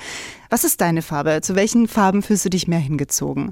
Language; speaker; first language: German; native; German